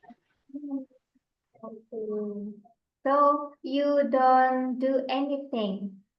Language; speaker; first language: English; non-native, fluent; Indonesian